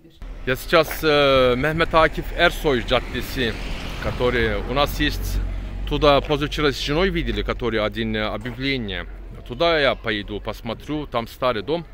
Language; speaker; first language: Russian; non-native, learner; Turkish